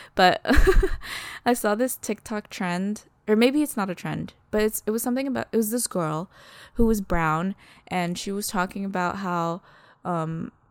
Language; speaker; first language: English; early bilingual, other home language; Malagasy